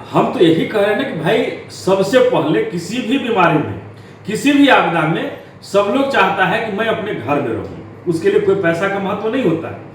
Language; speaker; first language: Hindi; native; Hindi